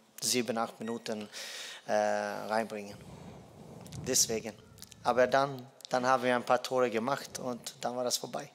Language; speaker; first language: German; non-native, fluent; Dutch